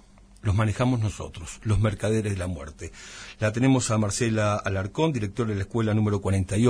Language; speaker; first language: Spanish; native; Spanish